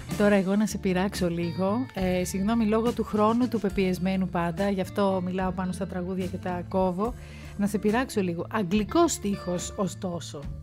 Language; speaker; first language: Greek; native; Greek